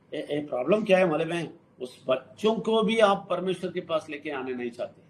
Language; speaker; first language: Hindi; non-native, local second language; Telugu